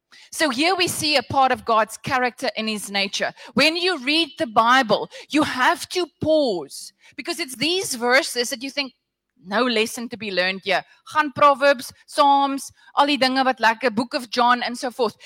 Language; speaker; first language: English; non-native, local second language; Afrikaans